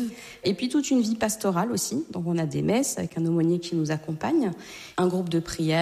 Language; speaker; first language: French; native; French